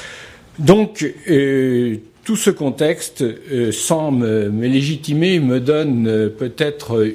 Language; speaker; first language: French; native; French